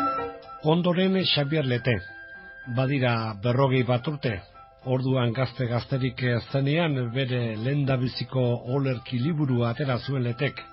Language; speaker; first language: Basque; native; Basque